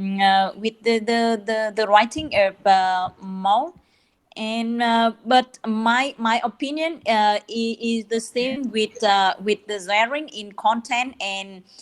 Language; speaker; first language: English; non-native, learner; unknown